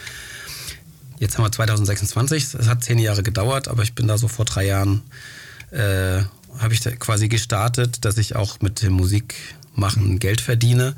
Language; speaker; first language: German; early bilingual, other home language; Greek